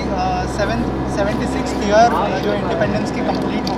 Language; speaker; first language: Hindi; native; Hindi